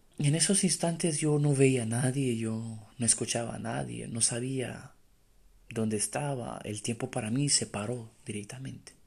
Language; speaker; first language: Spanish; non-native, fluent; Romanian